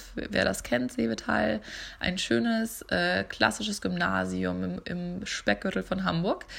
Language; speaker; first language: German; native; German